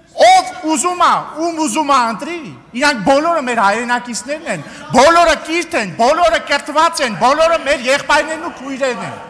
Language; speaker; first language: Armenian; native; Armenian